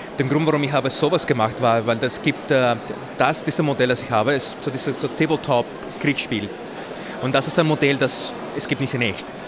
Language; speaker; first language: German; non-native, learner; Spanish